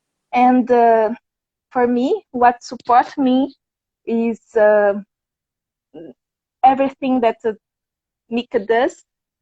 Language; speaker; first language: English; non-native, fluent; Portuguese